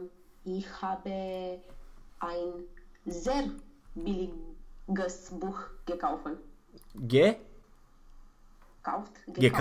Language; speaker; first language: German; non-native, learner; Romanian